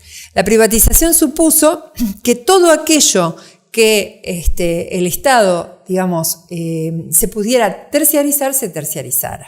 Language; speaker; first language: Spanish; native; Spanish